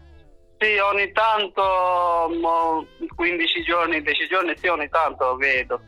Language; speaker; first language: Italian; non-native, learner; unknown